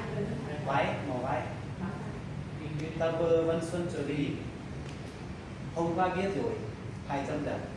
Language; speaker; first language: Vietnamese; non-native, learner; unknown